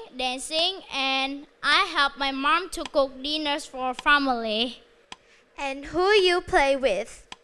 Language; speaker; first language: English; non-native, learner; Vietnamese